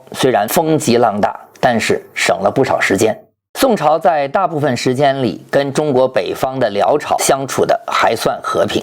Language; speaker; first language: Chinese; native; Chinese